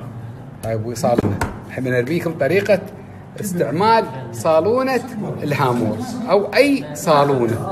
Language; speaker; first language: Arabic; native; Arabic